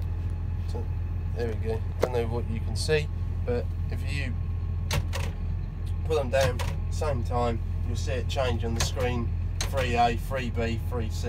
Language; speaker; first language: English; native; English